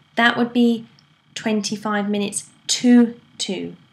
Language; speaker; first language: English; native; English